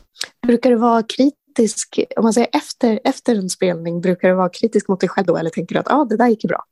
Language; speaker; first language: Swedish; native; Swedish